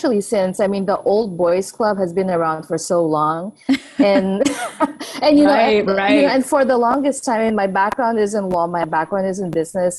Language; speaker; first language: English; non-native, local second language; Filipino